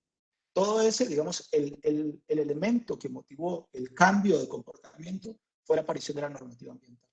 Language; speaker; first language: Spanish; native; Spanish